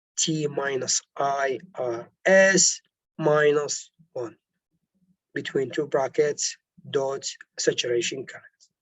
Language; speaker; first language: English; non-native, local second language; Arabic